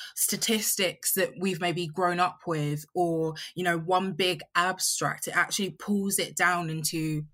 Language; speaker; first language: English; early bilingual, other home language; Yoruba